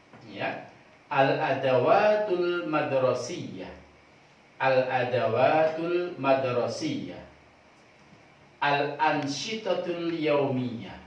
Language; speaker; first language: Arabic; non-native, fluent; Indonesian